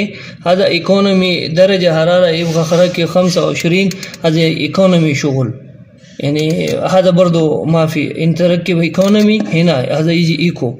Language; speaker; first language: Arabic; non-native, learner; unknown